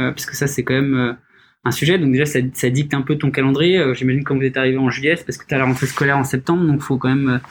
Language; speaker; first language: French; native; French